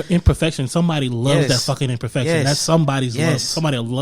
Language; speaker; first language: English; native; English